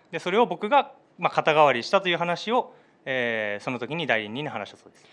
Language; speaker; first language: Japanese; native; Japanese